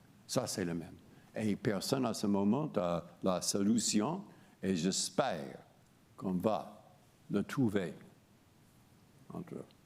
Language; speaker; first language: French; non-native, fluent; English